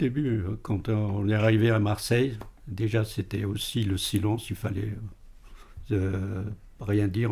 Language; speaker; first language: French; early bilingual, other home language; Arabic